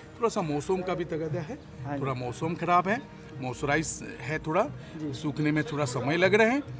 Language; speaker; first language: Hindi; non-native, local second language; Assamese